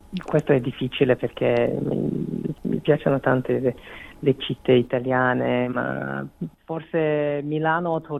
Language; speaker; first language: Italian; non-native, fluent; Korean